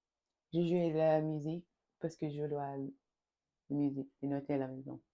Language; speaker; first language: French; non-native, learner; English